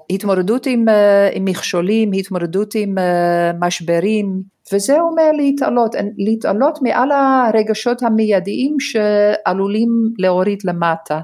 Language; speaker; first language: Hebrew; non-native, fluent; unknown